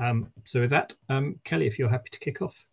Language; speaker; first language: English; native; English